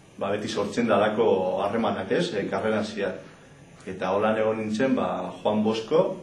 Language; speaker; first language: Basque; native; Basque